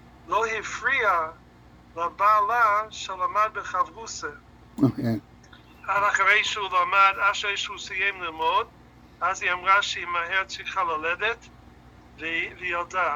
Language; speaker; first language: Hebrew; non-native, fluent; English